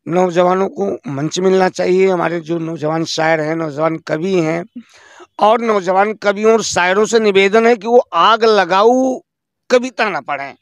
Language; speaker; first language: Hindi; native; Hindi